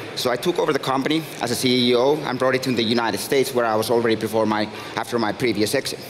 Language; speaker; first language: English; non-native, fluent; Finnish